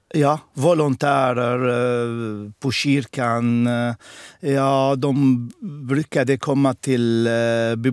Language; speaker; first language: Swedish; non-native, fluent; Arabic